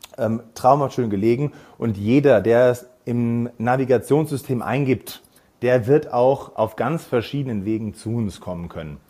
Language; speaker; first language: German; native; German